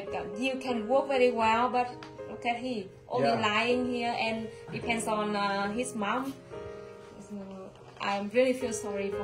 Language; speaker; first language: English; non-native, learner; Vietnamese